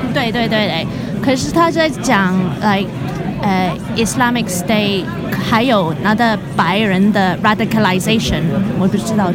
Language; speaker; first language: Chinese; non-native, local second language; Cantonese